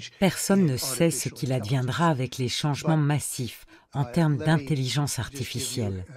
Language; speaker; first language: French; native; French